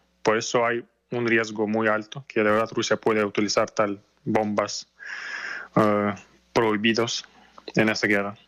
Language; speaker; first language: Spanish; non-native, fluent; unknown